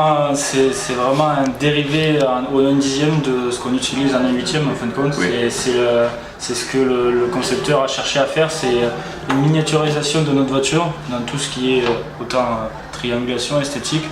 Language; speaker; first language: French; native; French